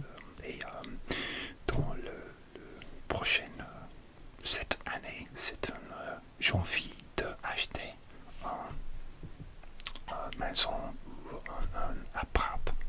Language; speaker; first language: French; non-native, learner; English